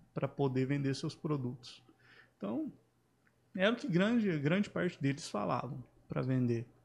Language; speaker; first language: Portuguese; native; Portuguese